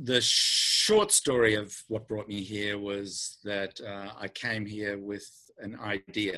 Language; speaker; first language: English; native; English